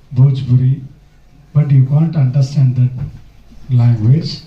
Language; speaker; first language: English; non-native, local second language; Tamil